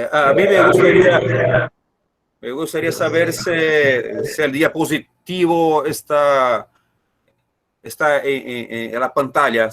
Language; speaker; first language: Spanish; non-native, learner; Portuguese